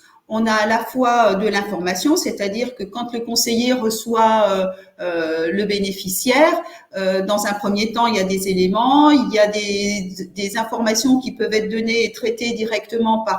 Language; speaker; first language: French; native; French